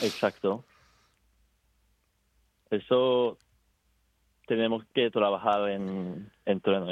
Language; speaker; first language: Spanish; non-native, fluent; Japanese